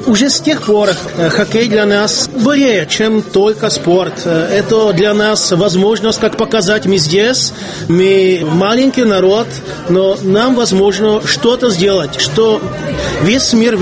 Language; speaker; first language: Russian; non-native, fluent; Czech